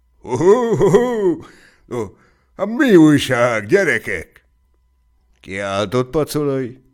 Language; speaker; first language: Hungarian; native; Hungarian